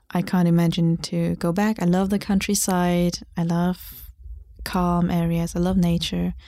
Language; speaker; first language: English; non-native, fluent; German